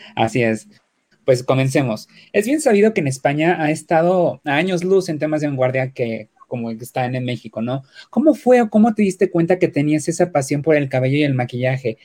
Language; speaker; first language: Spanish; native; Spanish